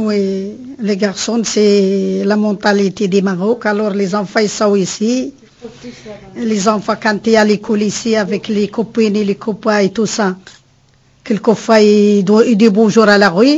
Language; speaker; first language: French; non-native, learner; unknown